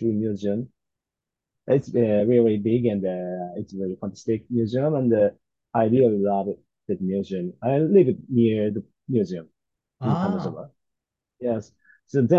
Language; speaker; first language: English; non-native, learner; Japanese